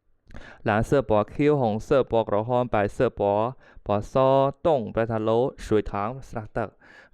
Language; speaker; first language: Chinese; non-native, fluent; Khmer